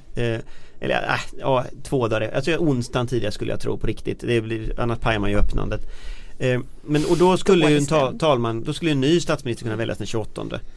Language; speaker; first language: Swedish; native; Swedish